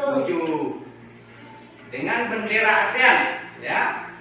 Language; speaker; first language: Indonesian; native; Indonesian